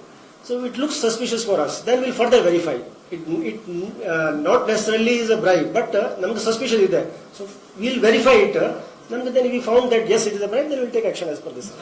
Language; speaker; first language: Kannada; non-native, fluent; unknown